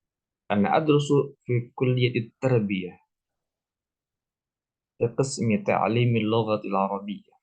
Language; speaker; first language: Arabic; non-native, learner; Indonesian